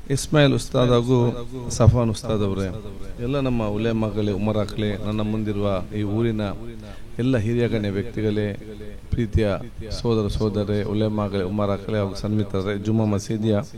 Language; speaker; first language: Kannada; non-native, local second language; Badaga